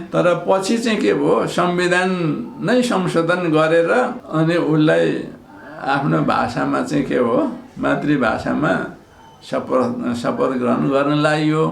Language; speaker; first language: Nepali; non-native, local second language; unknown